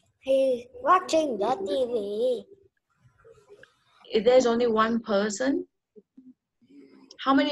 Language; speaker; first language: English; non-native, learner; Vietnamese